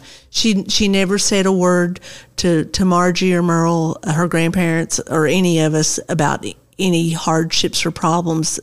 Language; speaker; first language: English; native; English